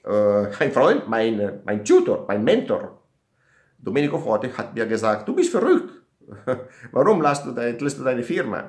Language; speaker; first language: German; non-native, learner; Italian